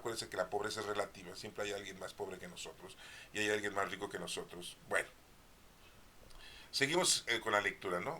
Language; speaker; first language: Spanish; native; Spanish